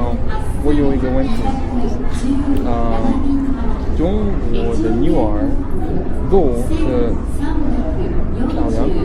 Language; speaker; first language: Chinese; non-native, learner; French